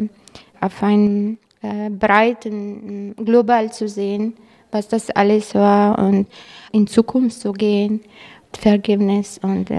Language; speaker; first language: German; non-native, fluent; Croatian